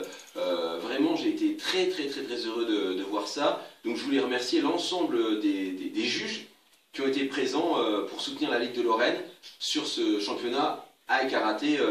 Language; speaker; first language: French; native; French